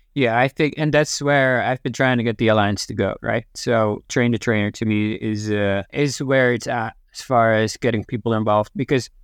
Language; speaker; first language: English; non-native, fluent; Dutch